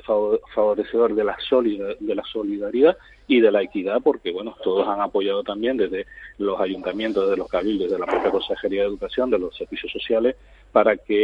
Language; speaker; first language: Spanish; native; Spanish